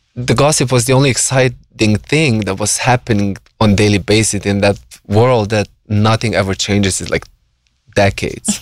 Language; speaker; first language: English; non-native, fluent; Slovenian